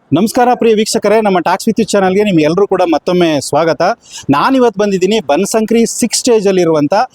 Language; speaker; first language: Kannada; native; Kannada